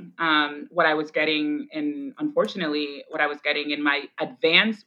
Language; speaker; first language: English; early bilingual, other home language; Spanish